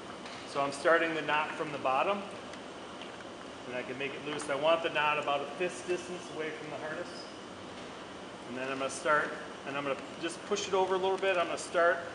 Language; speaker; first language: English; native; English